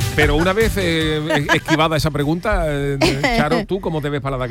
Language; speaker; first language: Spanish; native; Spanish